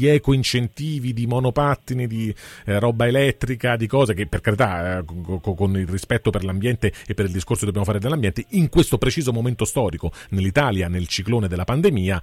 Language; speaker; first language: Italian; native; Italian